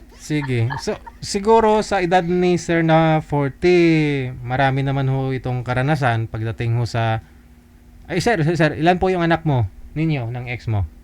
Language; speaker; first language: Filipino; non-native, local second language; Hiligaynon